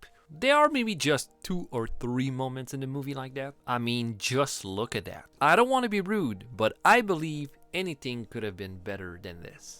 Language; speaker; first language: English; non-native, fluent; French